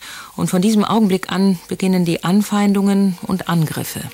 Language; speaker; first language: German; native; German